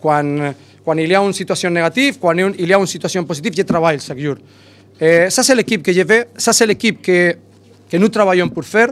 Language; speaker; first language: French; non-native, learner; Spanish